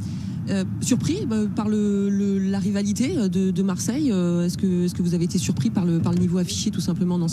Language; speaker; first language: French; native; French